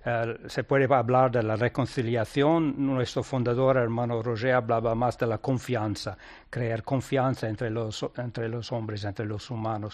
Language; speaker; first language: Spanish; non-native, fluent; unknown